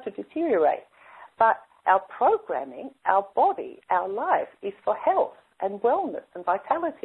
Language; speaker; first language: English; native; English